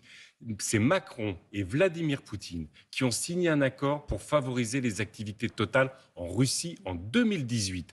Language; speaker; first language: French; native; French